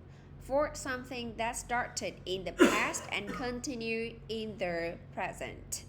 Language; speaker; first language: English; non-native, fluent; Vietnamese